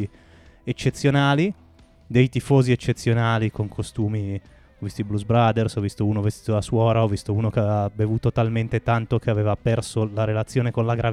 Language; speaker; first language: Italian; native; Italian